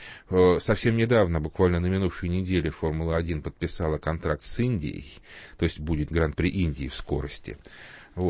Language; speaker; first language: Russian; native; Russian